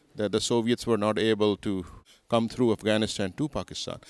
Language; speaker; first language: English; non-native, local second language; Urdu